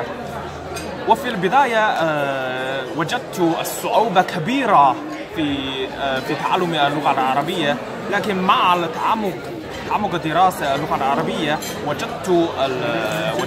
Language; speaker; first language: Arabic; non-native, learner; Chinese